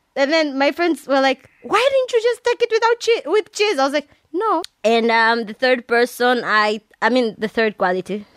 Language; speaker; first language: English; non-native, local second language; Swahili